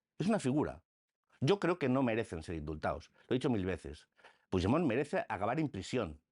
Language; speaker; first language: Spanish; native; Spanish